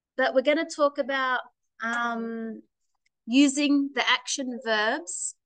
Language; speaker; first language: English; native; English